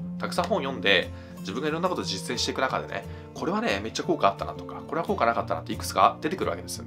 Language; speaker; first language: Japanese; native; Japanese